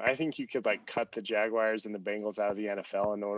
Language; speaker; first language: English; native; English